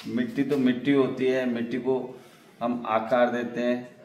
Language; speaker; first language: Hindi; native; Hindi